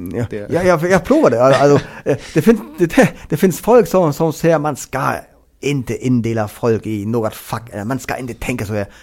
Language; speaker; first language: Swedish; non-native, fluent; German